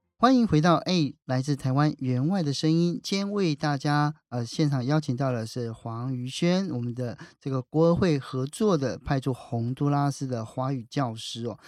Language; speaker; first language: Chinese; native; Chinese